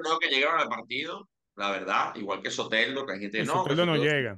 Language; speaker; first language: Spanish; native; Spanish